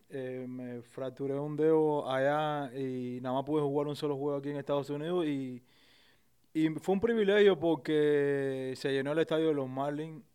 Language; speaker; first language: Spanish; native; Spanish